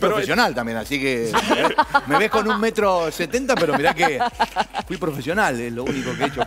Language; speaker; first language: Spanish; native; Spanish